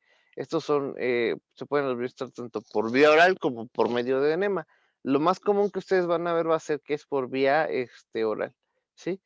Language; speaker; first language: Spanish; native; Spanish